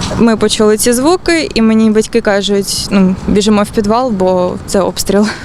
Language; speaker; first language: Ukrainian; native; Ukrainian